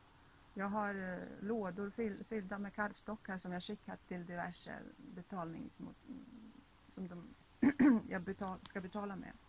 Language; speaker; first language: Swedish; non-native, fluent; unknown